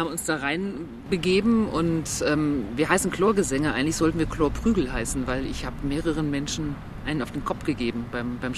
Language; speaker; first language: German; native; German